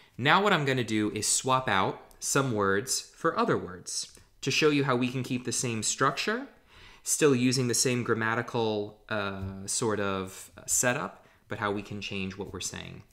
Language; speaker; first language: English; native; English